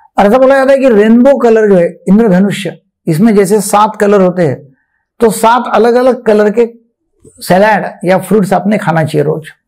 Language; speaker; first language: Hindi; non-native, local second language; Marathi